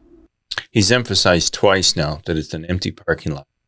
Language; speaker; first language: English; native; English